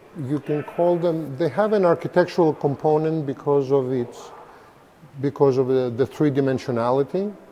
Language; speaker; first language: English; non-native, fluent; Greek